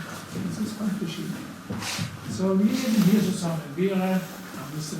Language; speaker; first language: German; non-native, learner; Norwegian